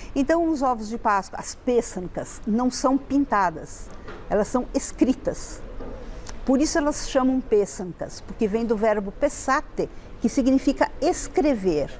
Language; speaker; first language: Portuguese; native; Portuguese